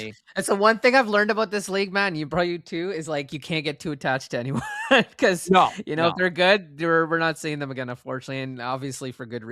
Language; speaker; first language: English; native; English